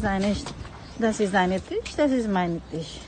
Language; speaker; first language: German; non-native, learner; Filipino